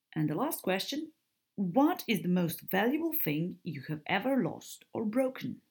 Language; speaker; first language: English; non-native, fluent; Slovenian